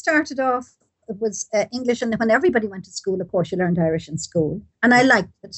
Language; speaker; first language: English; native; English